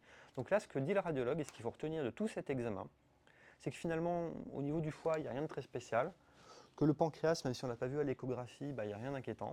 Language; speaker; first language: French; native; French